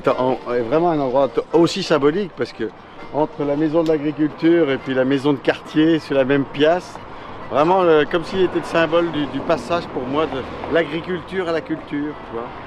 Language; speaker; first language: French; native; French